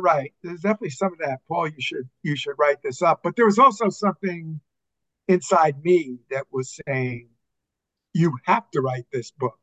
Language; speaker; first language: English; native; English